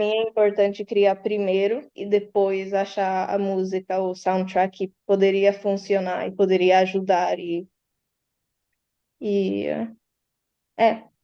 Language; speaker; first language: Portuguese; early bilingual, heritage; Portuguese